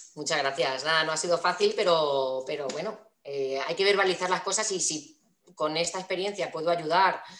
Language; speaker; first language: Spanish; native; Spanish